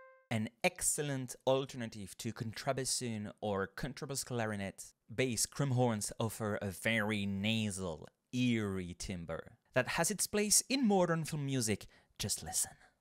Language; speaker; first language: English; non-native, fluent; French